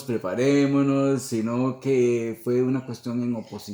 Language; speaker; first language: Spanish; native; Spanish